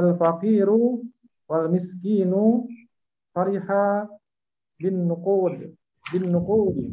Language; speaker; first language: Arabic; non-native, learner; Indonesian